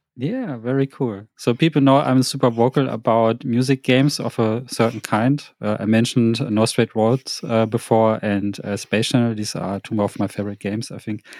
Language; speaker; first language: English; non-native, fluent; German